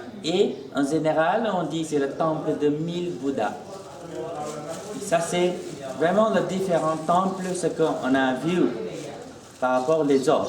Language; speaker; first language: French; non-native, fluent; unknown